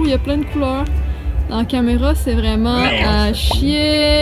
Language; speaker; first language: French; native; French